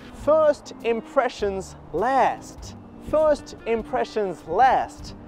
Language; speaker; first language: English; native; English